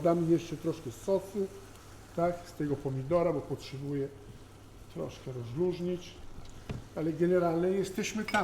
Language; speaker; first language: Polish; non-native, learner; Italian